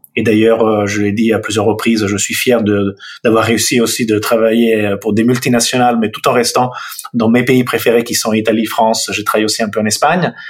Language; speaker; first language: French; non-native, fluent; Italian